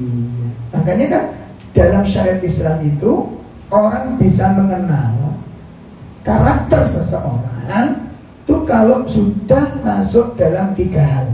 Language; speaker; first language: Indonesian; non-native, local second language; Javanese